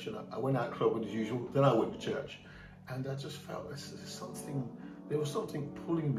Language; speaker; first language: English; native; English